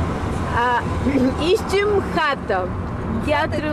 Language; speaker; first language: Russian; non-native, learner; Bulgarian